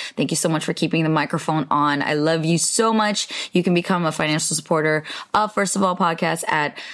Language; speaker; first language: English; native; English